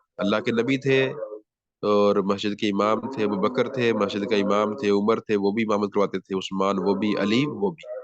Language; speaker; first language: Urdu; non-native, local second language; Punjabi